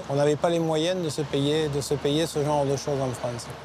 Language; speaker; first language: French; native; French